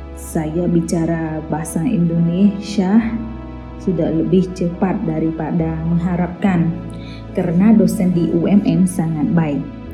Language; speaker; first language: Indonesian; non-native, learner; Khmer